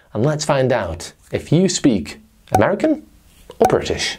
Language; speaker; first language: English; native; English